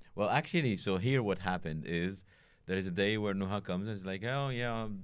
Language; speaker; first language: English; non-native, fluent; Arabic